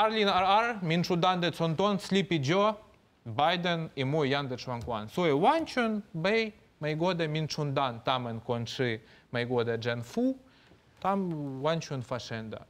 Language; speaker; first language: Chinese; non-native, fluent; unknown